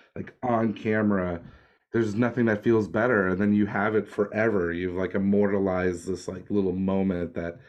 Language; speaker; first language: English; native; English